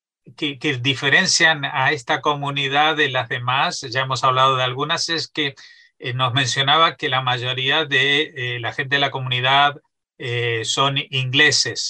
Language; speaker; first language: Spanish; native; Spanish